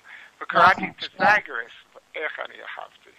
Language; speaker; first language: Hebrew; non-native, learner; English